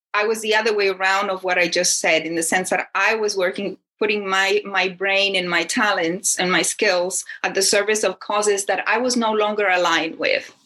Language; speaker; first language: English; non-native, fluent; Spanish